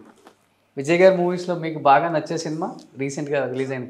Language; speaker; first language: Telugu; native; Telugu